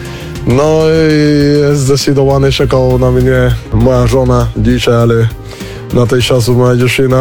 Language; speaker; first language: Polish; non-native, learner; Spanish